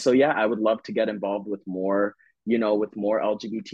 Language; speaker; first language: English; native; English